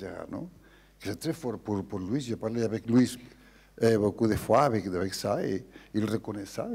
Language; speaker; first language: French; non-native, learner; Spanish